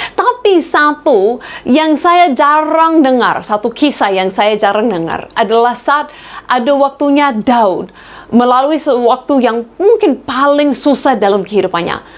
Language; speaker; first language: Indonesian; non-native, fluent; English